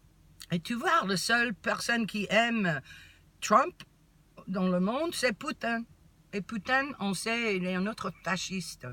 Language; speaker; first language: French; non-native, learner; English